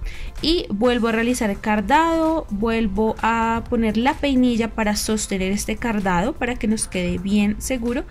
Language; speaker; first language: Spanish; native; Spanish